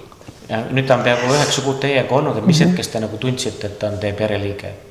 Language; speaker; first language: Estonian; native; Estonian